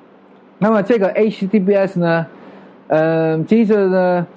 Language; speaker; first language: Chinese; non-native, fluent; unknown